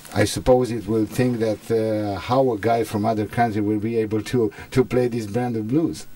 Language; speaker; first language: English; non-native, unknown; Romanian